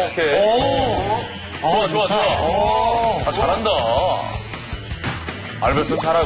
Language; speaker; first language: Korean; native; Korean